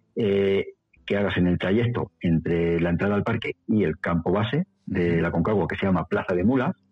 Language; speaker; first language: Spanish; native; Spanish